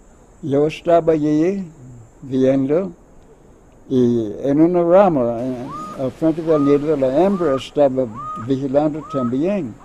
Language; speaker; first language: Spanish; non-native, fluent; English